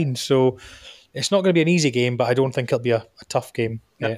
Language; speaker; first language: English; native; English